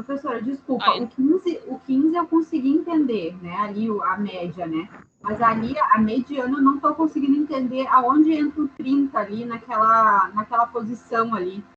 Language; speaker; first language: Portuguese; native; Portuguese